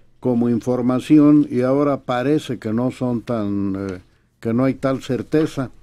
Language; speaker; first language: Spanish; native; Spanish